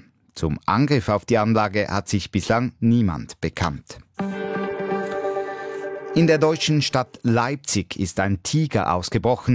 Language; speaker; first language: German; native; German